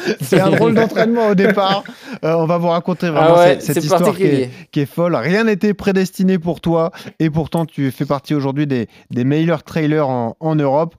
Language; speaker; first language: French; native; French